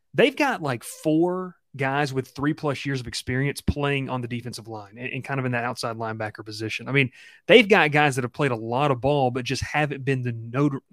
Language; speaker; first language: English; native; English